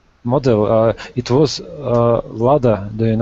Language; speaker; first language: English; non-native, learner; Russian